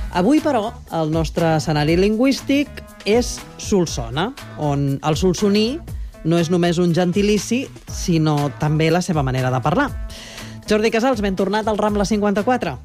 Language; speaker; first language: Catalan; native; Catalan